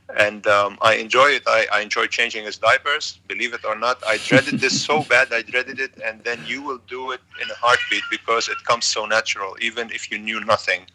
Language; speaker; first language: English; non-native, fluent; Arabic